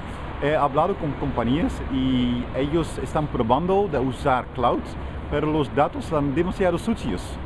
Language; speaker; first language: Spanish; non-native, fluent; Dutch